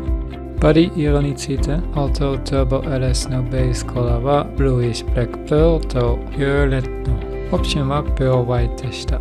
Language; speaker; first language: Japanese; non-native, learner; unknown